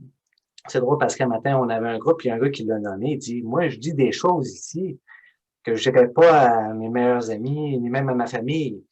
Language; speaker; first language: French; native; French